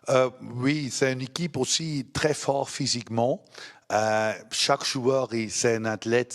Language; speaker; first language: French; non-native, learner; Dutch